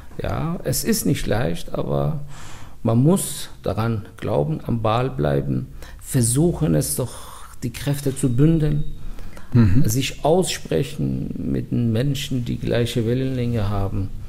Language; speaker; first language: German; non-native, fluent; Persian